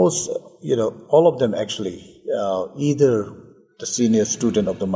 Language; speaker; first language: English; non-native, local second language; Tibetan